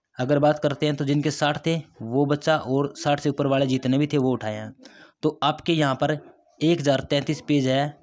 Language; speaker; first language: Hindi; native; Hindi